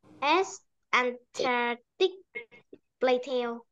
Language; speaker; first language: English; non-native, learner; Vietnamese